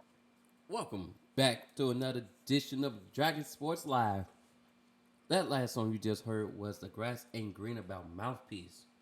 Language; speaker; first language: English; native; English